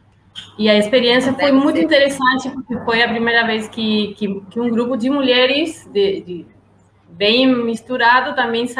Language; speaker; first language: Portuguese; non-native, learner; Spanish